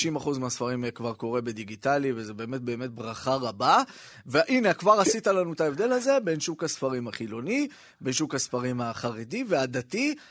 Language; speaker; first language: Hebrew; native; Hebrew